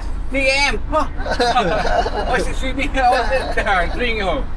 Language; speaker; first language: English; non-native, learner; Malay